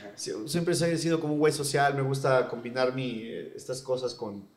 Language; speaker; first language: Spanish; native; Spanish